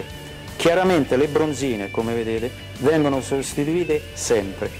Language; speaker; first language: Italian; native; Italian